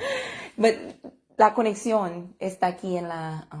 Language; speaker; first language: Spanish; non-native, learner; Haitian Creole